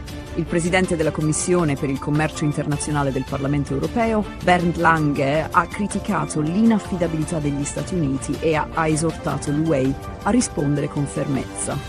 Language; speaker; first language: Italian; native; Italian